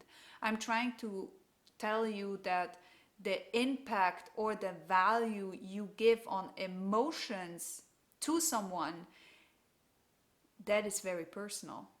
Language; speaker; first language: English; non-native, fluent; German